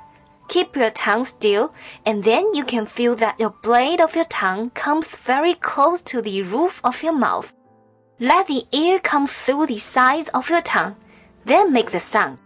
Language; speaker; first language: English; non-native, fluent; Chinese